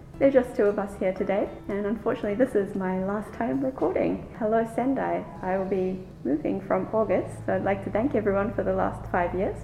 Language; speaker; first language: English; native; English